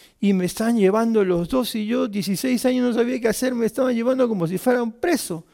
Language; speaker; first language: Spanish; native; Spanish